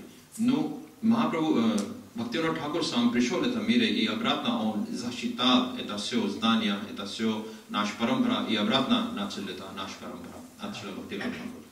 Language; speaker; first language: Russian; non-native, learner; Hindi